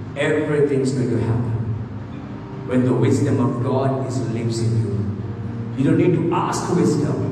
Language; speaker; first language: English; non-native, local second language; Sinhala